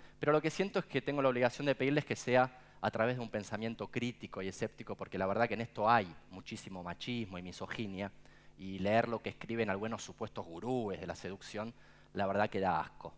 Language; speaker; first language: Spanish; native; Spanish